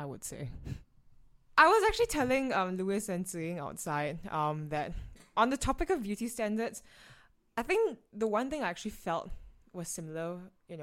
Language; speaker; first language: English; native; English